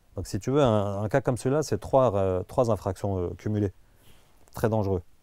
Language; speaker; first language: French; native; French